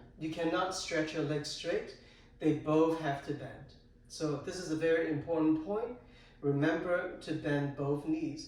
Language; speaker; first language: English; native; English